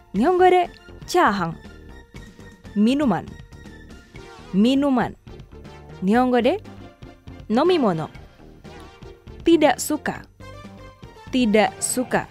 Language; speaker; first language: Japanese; non-native, fluent; Indonesian